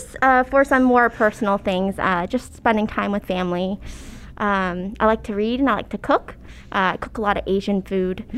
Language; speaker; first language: English; early bilingual, other home language; Cantonese